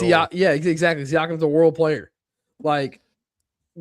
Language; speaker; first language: English; native; English